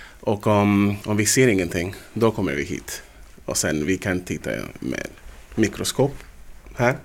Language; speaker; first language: Swedish; non-native, fluent; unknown